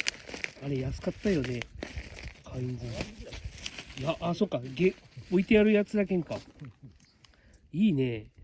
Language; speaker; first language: Japanese; native; Japanese